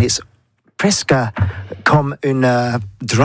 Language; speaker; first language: French; non-native, learner; English